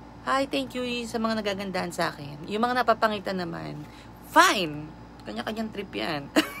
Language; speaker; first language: Filipino; native; Filipino